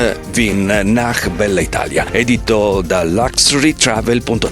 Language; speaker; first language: Italian; native; Italian